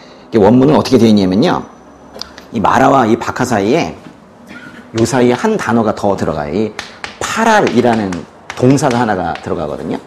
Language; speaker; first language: Korean; native; Korean